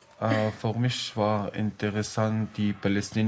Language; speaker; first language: German; non-native, learner; Arabic